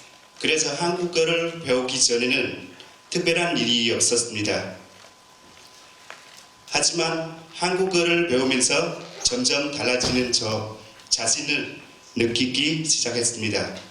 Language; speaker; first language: Korean; non-native, learner; Vietnamese